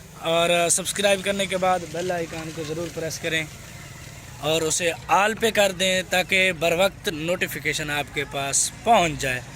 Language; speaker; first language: Urdu; non-native, local second language; Saraiki